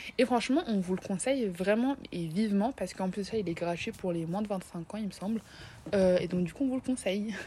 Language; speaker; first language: French; native; French